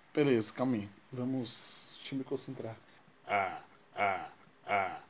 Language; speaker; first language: Portuguese; native; Portuguese